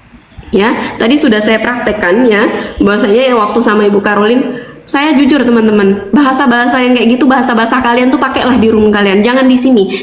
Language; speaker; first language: Indonesian; native; Indonesian